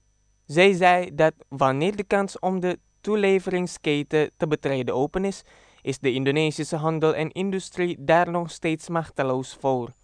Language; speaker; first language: Dutch; non-native, fluent; Indonesian